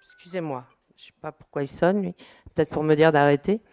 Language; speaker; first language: French; native; French